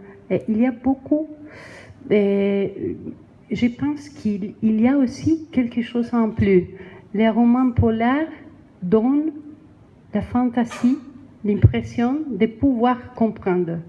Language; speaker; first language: French; non-native, learner; Spanish